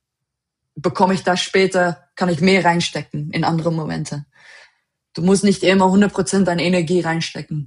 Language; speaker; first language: German; non-native, fluent; Dutch